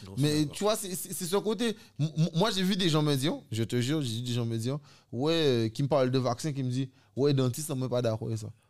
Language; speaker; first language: French; native; French